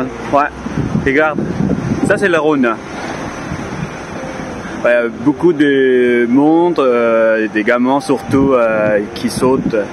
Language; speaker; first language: French; non-native, fluent; Indonesian